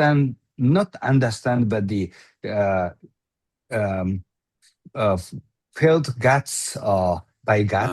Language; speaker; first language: English; non-native, learner; Japanese